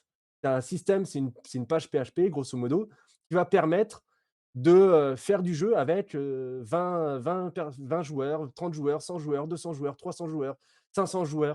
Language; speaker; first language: French; native; French